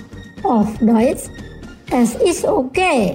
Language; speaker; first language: German; non-native, fluent; Indonesian